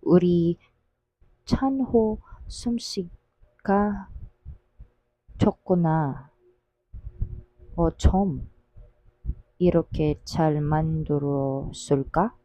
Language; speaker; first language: Korean; non-native, learner; Filipino